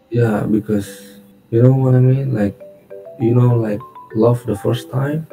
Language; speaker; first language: English; non-native, learner; Indonesian